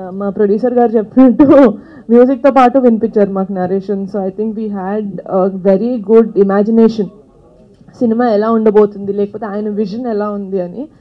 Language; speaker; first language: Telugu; native; Telugu